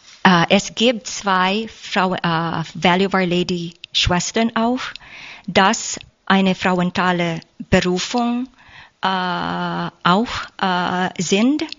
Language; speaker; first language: German; non-native, learner; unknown